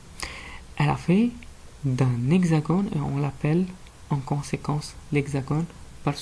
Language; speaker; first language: French; non-native, fluent; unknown